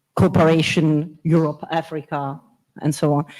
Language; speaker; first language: English; non-native, fluent; Czech